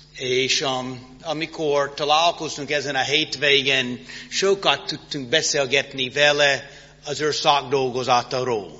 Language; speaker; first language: Hungarian; non-native, fluent; English